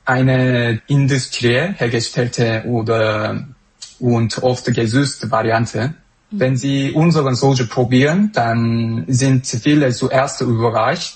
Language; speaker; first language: German; non-native, fluent; Korean